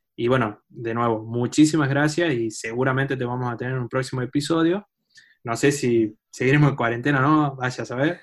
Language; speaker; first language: Spanish; native; Spanish